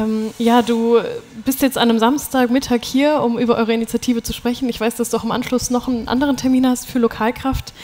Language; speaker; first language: German; native; German